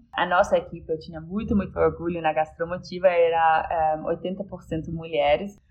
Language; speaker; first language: Portuguese; non-native, fluent; Polish